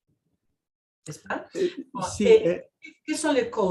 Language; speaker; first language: French; non-native, fluent; Spanish